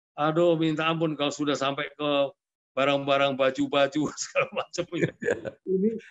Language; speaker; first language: Indonesian; native; Indonesian